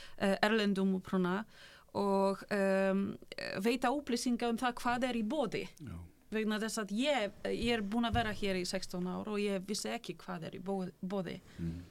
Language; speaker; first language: Icelandic; non-native, fluent; Polish